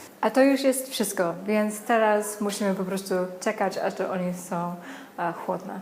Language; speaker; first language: Polish; non-native, learner; English